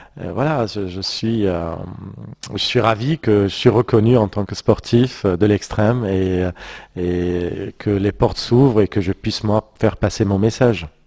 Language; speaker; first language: French; non-native, local second language; Armenian